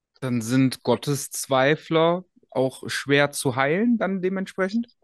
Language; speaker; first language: German; native; German